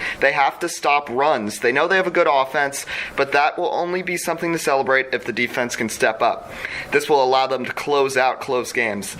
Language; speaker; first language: English; native; English